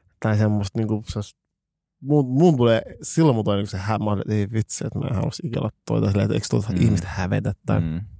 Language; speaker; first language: Finnish; early bilingual, other home language; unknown